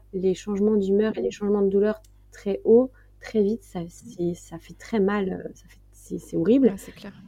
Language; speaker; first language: French; native; French